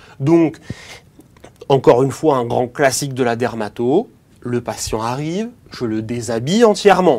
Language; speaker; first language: French; native; French